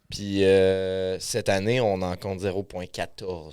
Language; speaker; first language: French; native; French